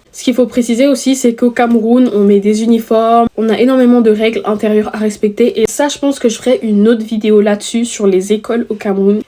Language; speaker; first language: French; native; French